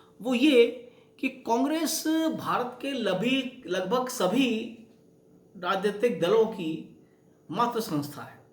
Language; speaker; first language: Hindi; native; Hindi